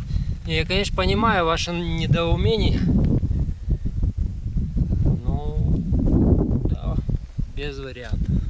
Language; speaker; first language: Russian; native; Russian